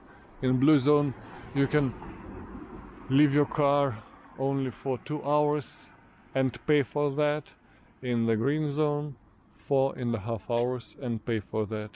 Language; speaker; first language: English; non-native, fluent; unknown